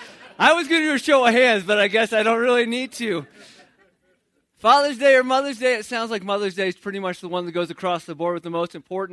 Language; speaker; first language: English; native; English